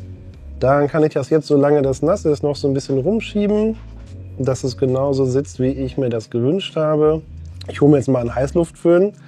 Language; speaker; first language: German; native; German